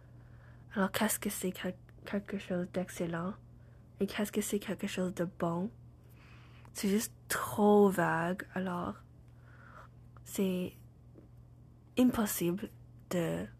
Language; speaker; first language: French; non-native, learner; English